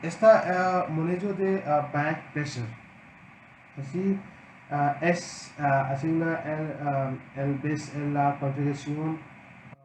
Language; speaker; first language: Spanish; non-native, learner; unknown